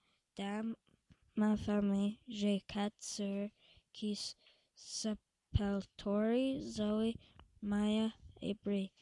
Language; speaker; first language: French; non-native, learner; English